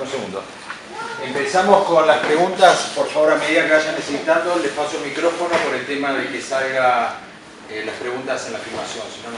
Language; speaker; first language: Spanish; native; Spanish